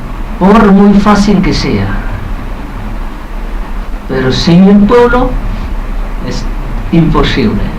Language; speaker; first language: Spanish; non-native, fluent; Vietnamese